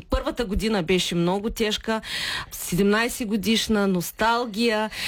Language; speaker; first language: Bulgarian; early bilingual, heritage; Bulgarian